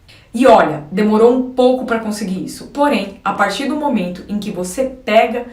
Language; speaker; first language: Portuguese; native; Portuguese